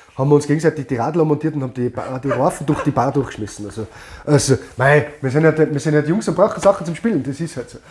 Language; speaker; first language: German; native; German